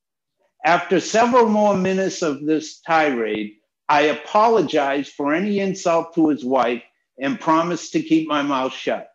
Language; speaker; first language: English; native; English